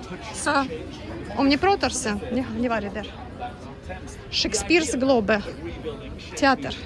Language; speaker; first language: Swedish; non-native, learner; Russian